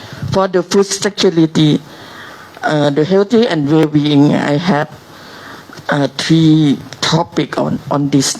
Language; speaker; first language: English; non-native, learner; Thai